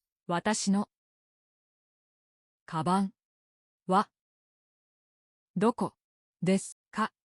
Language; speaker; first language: Japanese; non-native, learner; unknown